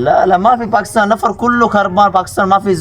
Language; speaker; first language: Arabic; non-native, learner; Urdu